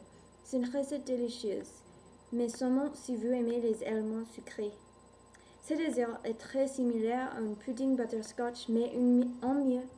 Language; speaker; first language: French; non-native, learner; English